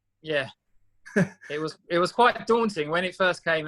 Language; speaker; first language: English; native; English